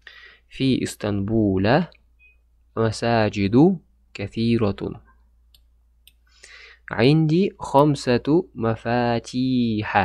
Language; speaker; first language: Arabic; non-native, fluent; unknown